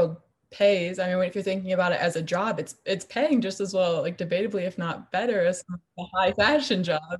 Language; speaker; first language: English; native; English